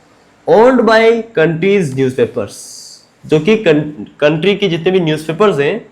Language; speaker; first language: Hindi; native; Hindi